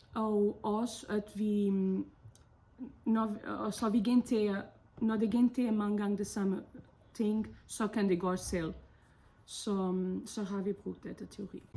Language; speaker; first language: Danish; non-native, fluent; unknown